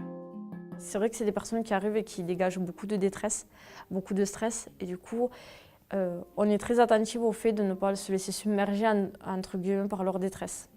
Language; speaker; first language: French; native; French